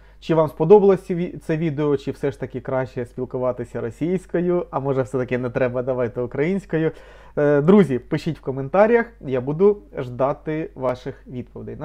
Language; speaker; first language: Ukrainian; non-native, local second language; Russian